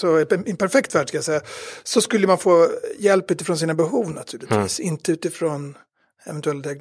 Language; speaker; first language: Swedish; native; Swedish